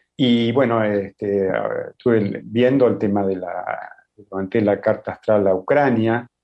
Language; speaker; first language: Spanish; native; Spanish